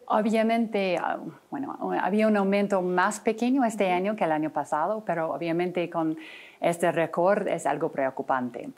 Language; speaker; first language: Spanish; non-native, fluent; English